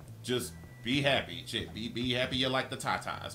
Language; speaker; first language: English; native; English